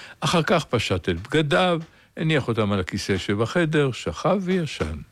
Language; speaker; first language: Hebrew; native; Hebrew